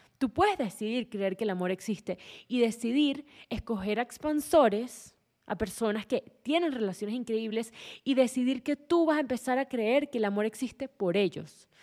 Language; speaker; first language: Spanish; native; Spanish